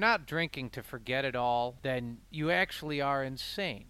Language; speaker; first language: English; native; English